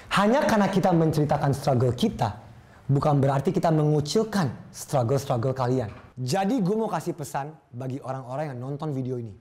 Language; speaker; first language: Indonesian; native; Indonesian